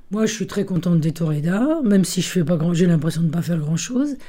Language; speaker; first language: French; early bilingual, other home language; Italian